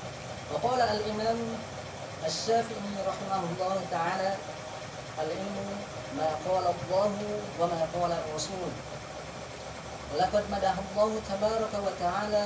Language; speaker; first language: Arabic; non-native, learner; Indonesian